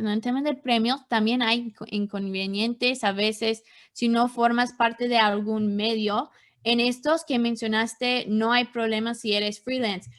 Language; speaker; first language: Spanish; non-native, fluent; English